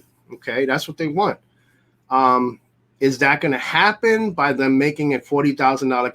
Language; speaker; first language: English; native; English